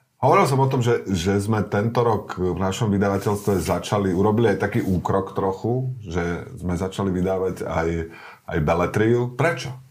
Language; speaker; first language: Slovak; native; Slovak